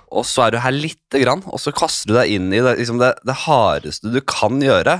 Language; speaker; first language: Norwegian; native; Norwegian